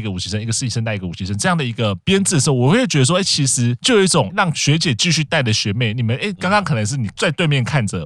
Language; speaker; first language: Chinese; native; Chinese